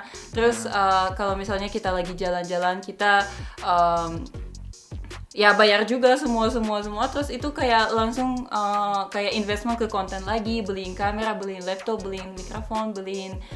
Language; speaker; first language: Indonesian; non-native, fluent; Russian